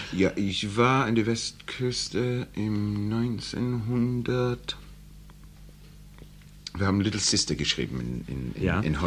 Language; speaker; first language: German; non-native, learner; English